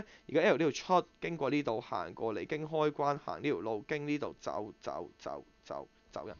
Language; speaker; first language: Cantonese; native; Cantonese